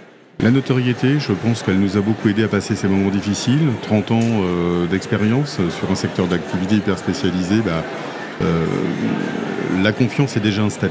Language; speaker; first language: French; native; French